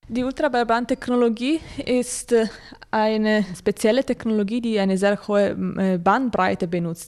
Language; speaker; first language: German; non-native, fluent; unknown